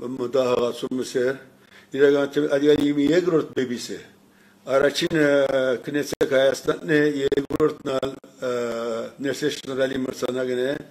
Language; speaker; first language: Armenian; early bilingual, heritage; Armenian